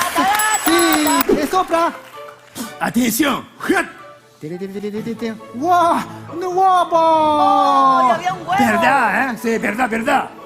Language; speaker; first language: Spanish; non-native, learner; Japanese